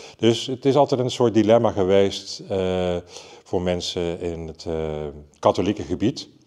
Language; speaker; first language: Dutch; native; Dutch